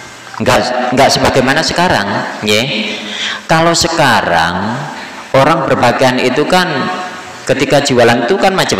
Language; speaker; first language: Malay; non-native, local second language; Javanese